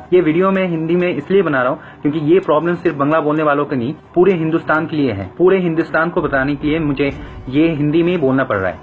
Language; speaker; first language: Hindi; non-native, fluent; Bangla